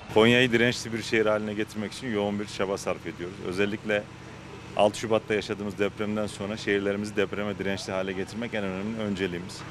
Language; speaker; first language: Turkish; native; Turkish